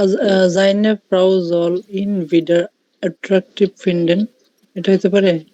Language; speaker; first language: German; non-native, learner; Bangla